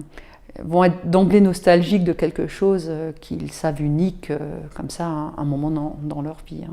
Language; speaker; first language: French; native; French